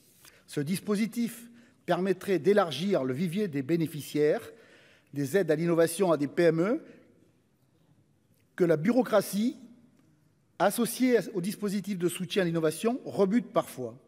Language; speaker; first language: French; native; French